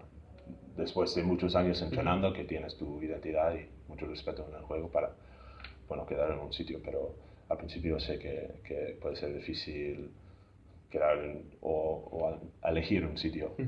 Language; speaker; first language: Spanish; non-native, fluent; English